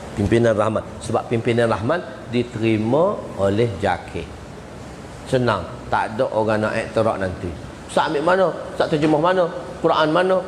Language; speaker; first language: Malay; native; Malay